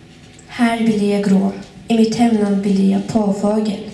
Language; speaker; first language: Swedish; non-native, learner; Azerbaijani